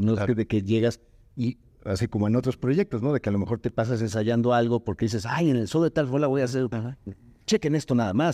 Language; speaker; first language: Spanish; native; Spanish